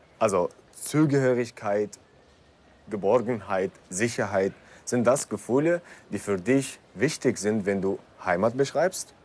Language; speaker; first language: German; non-native, fluent; Kurdish